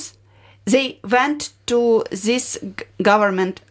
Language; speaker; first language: English; non-native, learner; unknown